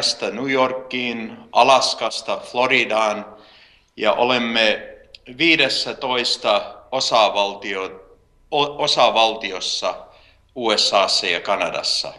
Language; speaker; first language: Finnish; early bilingual, heritage; Finnish